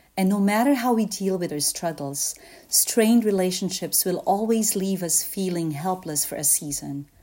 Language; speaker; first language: English; non-native, local second language; Filipino